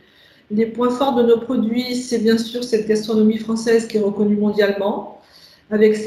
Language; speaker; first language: French; native; French